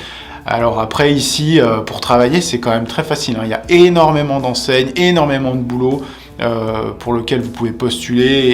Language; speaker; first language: French; native; French